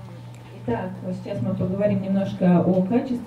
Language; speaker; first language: Russian; native; Russian